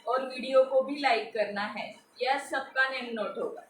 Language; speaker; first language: Hindi; non-native, local second language; Marathi